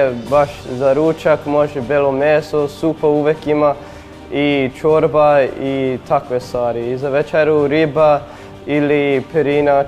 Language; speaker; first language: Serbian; early bilingual, heritage; English